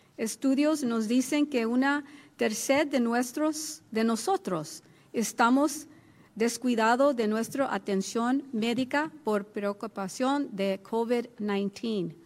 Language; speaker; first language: Spanish; early bilingual, heritage; Spanish